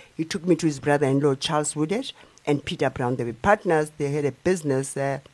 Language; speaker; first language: English; non-native, local second language; Xhosa